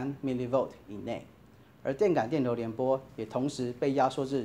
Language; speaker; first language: Chinese; native; Chinese